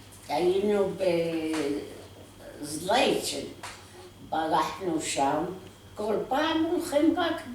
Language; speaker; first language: Hebrew; non-native, learner; Arabic